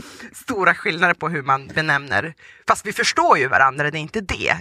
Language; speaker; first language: Swedish; early bilingual, other home language; Russian